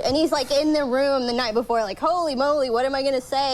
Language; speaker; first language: English; native; English